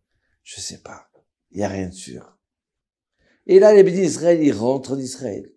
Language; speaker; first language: French; native; French